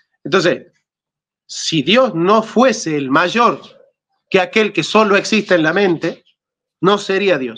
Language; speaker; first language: Spanish; native; Spanish